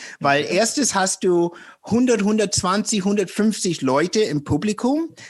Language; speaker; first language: German; non-native, fluent; English